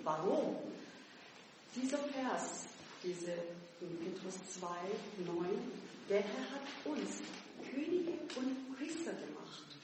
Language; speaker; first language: German; non-native, fluent; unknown